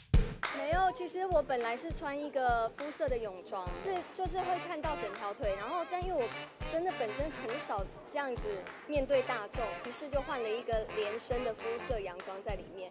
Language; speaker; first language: Chinese; native; Chinese